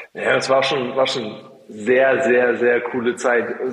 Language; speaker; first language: German; native; German